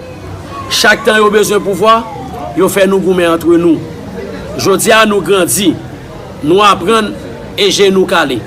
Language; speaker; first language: Haitian Creole; native; Haitian Creole